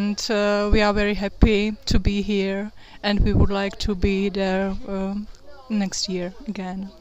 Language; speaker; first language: English; non-native, learner; Czech